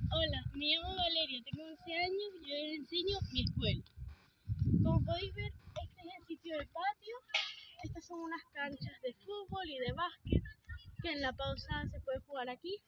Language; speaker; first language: Spanish; early bilingual, heritage; Spanish